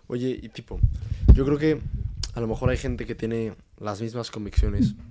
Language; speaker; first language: Spanish; native; Spanish